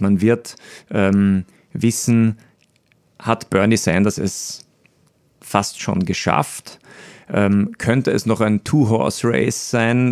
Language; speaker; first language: German; native; German